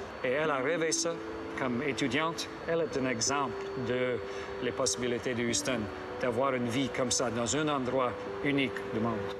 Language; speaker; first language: French; non-native, fluent; English